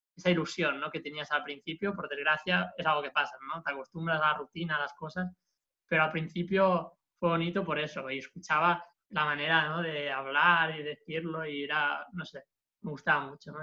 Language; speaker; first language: Spanish; native; Spanish